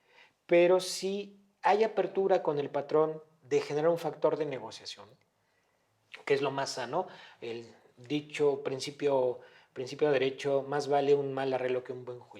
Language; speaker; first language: Spanish; native; Spanish